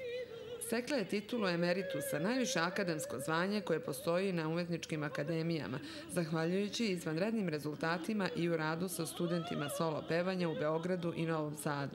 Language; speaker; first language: Serbian; native; Serbian